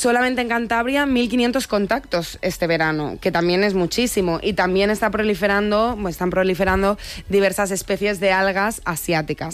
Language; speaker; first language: Spanish; native; Spanish